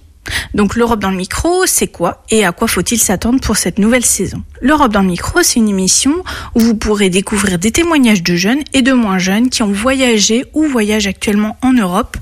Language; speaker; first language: French; native; French